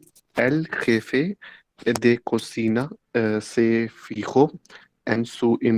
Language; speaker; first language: Spanish; non-native, learner; Hindi